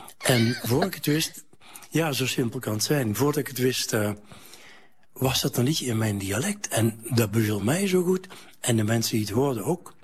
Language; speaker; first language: Dutch; native; Dutch